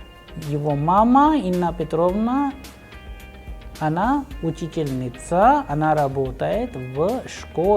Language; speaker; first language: Russian; non-native, fluent; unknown